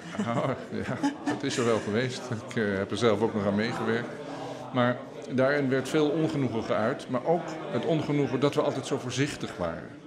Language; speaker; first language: Dutch; native; Dutch